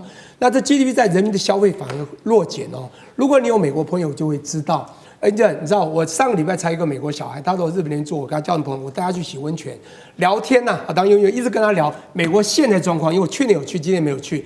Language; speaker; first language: Chinese; native; Chinese